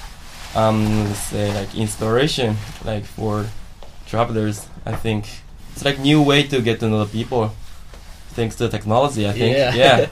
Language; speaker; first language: English; non-native, fluent; Japanese